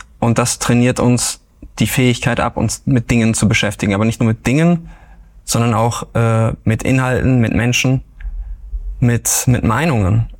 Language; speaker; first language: German; native; German